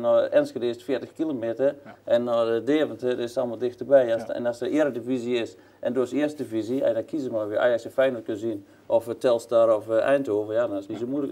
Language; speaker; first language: Dutch; native; Dutch